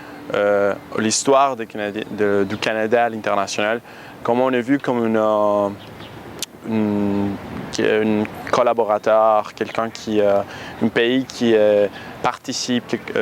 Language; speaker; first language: French; non-native, fluent; Spanish